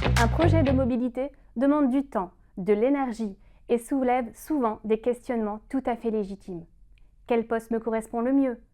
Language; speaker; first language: French; native; French